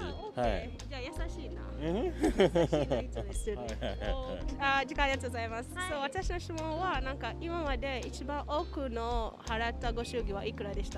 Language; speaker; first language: Japanese; non-native, learner; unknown